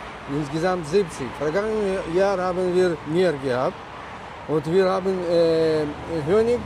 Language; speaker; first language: German; non-native, learner; Russian